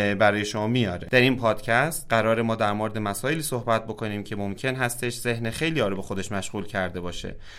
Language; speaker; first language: Persian; non-native, local second language; Azerbaijani